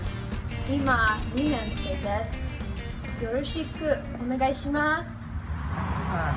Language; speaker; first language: Japanese; non-native, learner; English